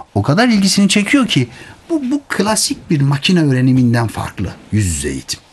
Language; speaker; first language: Turkish; native; Turkish